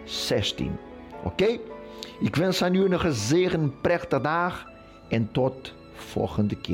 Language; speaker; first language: Dutch; non-native, fluent; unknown